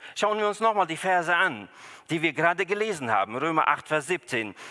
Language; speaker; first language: German; early bilingual, other home language; Russian